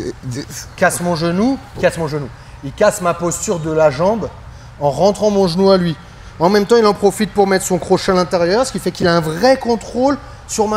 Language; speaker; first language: French; native; French